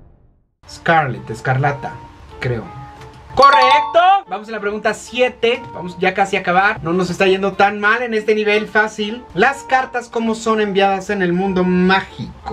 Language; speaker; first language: Spanish; native; Spanish